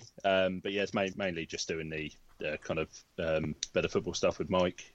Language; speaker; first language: English; native; English